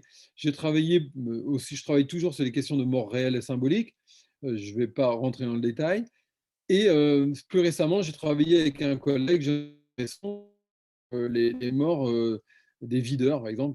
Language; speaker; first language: French; native; French